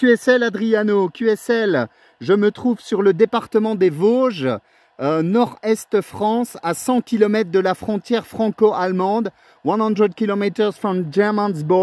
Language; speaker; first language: French; native; French